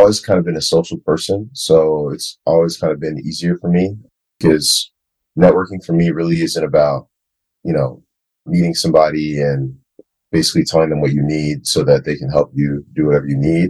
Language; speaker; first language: English; non-native, local second language; Akan